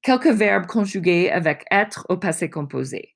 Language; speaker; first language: French; non-native, fluent; English